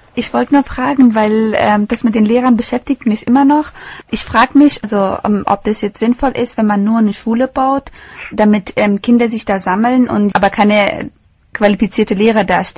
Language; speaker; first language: German; native; German